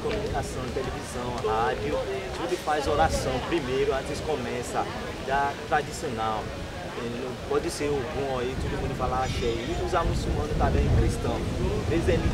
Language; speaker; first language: Portuguese; non-native, learner; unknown